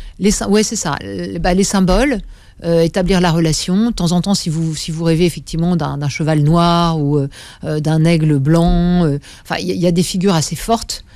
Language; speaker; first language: French; native; French